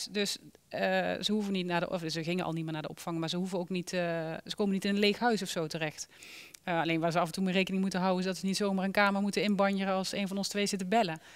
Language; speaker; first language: Dutch; native; Dutch